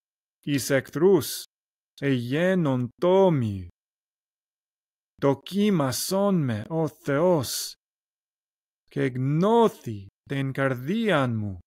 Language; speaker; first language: Greek; non-native, learner; English